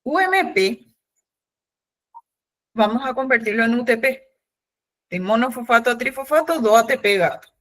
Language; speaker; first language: Spanish; native; Spanish